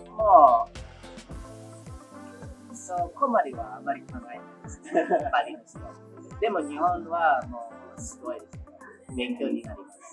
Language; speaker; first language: Japanese; non-native, fluent; Indonesian